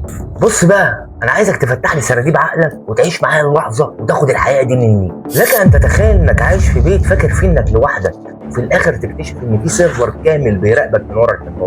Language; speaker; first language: Arabic; native; Arabic